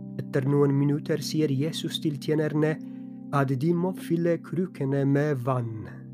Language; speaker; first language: Norwegian; non-native, fluent; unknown